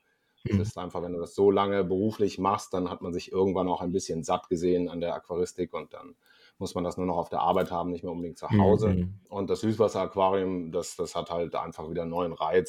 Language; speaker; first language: German; native; German